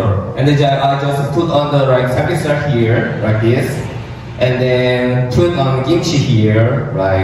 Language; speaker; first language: English; non-native, learner; Korean